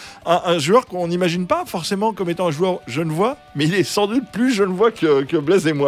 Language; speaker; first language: French; native; French